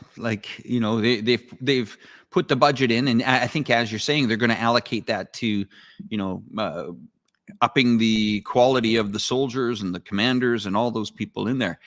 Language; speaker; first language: English; native; English